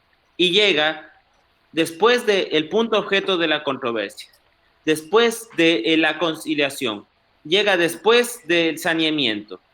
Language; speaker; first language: Spanish; native; Spanish